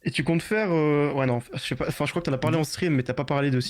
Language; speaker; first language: French; native; French